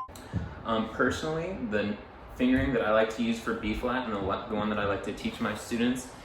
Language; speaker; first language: English; native; English